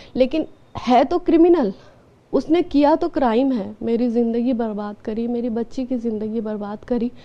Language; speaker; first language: Hindi; non-native, local second language; Bangla